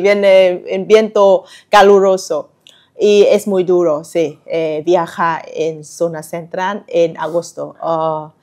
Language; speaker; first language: Spanish; non-native, learner; Vietnamese